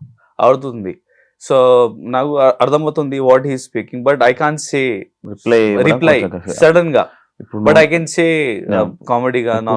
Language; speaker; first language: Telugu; non-native, learner; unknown